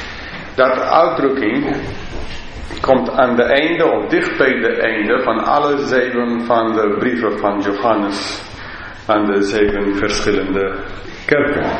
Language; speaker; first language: Dutch; non-native, fluent; English